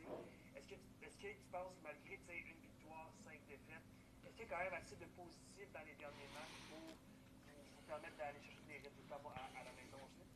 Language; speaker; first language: French; native; French